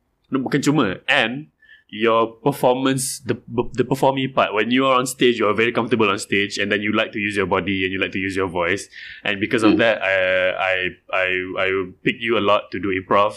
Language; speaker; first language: English; non-native, local second language; Malay